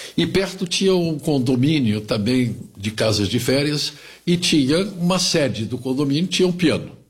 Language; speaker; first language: Portuguese; early bilingual, other home language; German